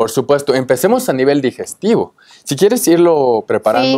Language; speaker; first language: Spanish; native; Spanish